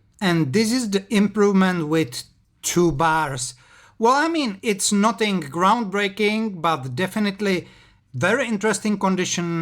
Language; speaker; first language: English; non-native, fluent; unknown